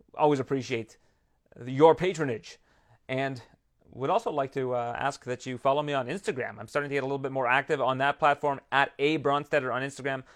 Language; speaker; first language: English; early bilingual, other home language; Lithuanian